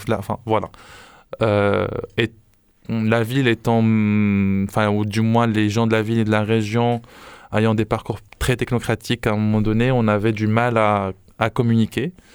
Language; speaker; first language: French; non-native, local second language; Arabic